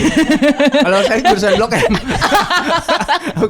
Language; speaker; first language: Indonesian; native; Indonesian